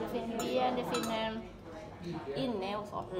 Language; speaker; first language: Swedish; non-native, learner; Thai